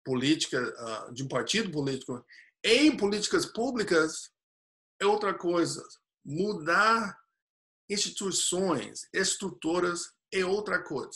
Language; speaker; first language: Portuguese; non-native, fluent; English